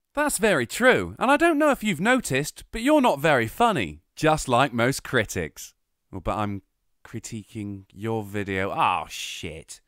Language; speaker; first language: English; native; English